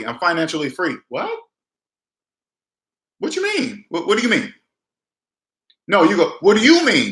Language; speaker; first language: English; native; English